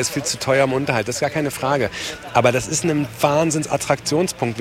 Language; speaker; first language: German; native; German